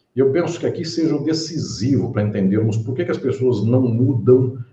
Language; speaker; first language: Portuguese; native; Portuguese